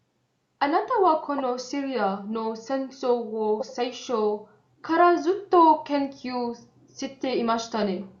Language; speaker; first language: Japanese; non-native, fluent; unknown